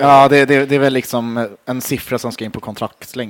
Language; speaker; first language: Swedish; native; Swedish